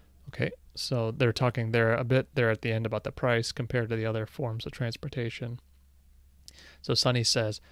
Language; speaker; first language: English; native; English